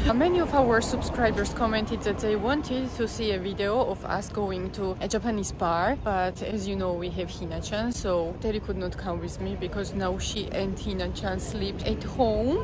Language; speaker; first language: English; non-native, fluent; Georgian